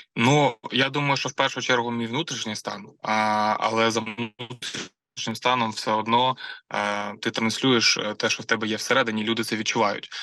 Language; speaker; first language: Ukrainian; non-native, local second language; Russian